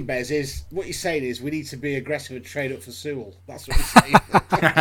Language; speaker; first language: English; native; English